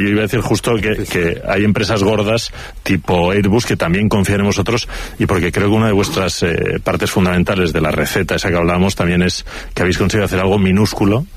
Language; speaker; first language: Spanish; native; Spanish